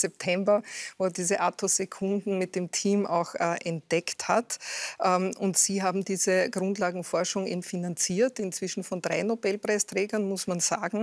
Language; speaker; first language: German; native; German